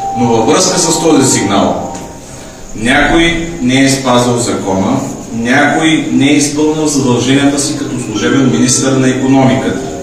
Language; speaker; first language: Bulgarian; non-native, local second language; Turkish